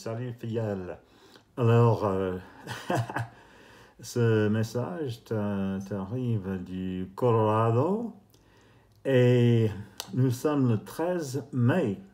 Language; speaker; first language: French; non-native, fluent; English